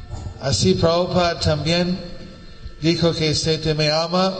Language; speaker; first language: Spanish; non-native, learner; English